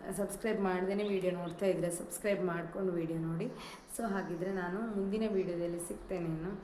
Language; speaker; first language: Kannada; native; Kannada